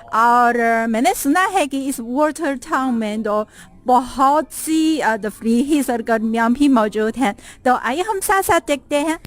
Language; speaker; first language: Urdu; non-native, fluent; Chinese